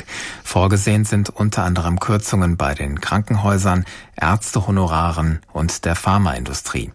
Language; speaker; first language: German; native; German